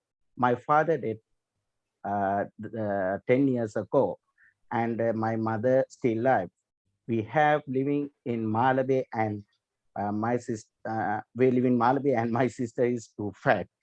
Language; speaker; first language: English; non-native, learner; Sinhala